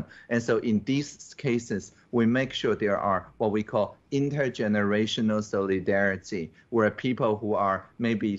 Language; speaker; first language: English; non-native, fluent; Chinese